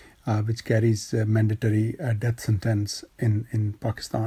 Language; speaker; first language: English; non-native, local second language; Urdu